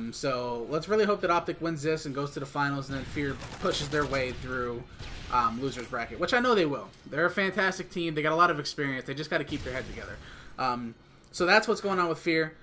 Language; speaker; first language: English; native; English